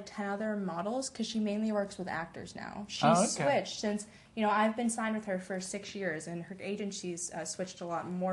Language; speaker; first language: English; native; English